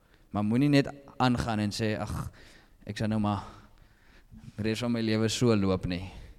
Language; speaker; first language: Afrikaans; native; Afrikaans